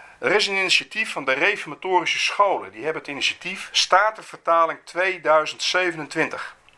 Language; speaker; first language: Dutch; native; Dutch